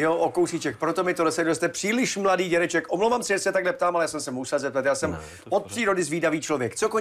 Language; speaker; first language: Czech; native; Czech